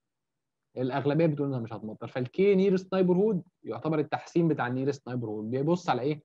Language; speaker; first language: Arabic; native; Arabic